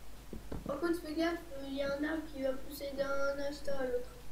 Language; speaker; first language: French; native; French